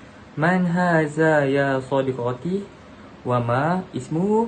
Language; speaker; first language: Arabic; non-native, learner; Malay